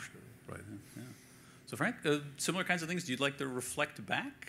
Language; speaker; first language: English; native; English